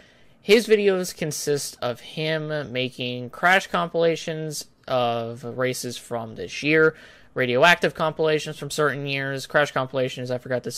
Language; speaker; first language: English; native; English